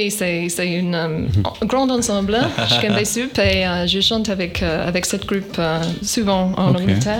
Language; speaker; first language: French; non-native, learner; English